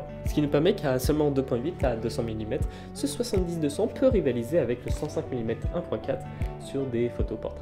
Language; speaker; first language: French; native; French